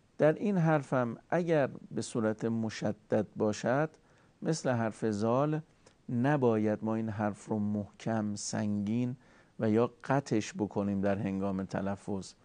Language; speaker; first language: Persian; native; Persian